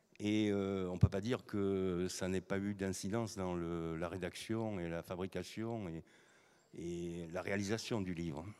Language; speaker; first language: French; native; French